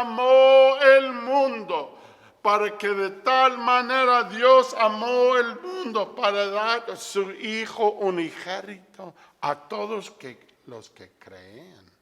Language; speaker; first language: Spanish; non-native, fluent; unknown